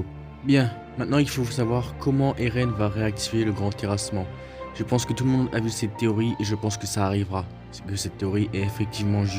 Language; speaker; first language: French; native; French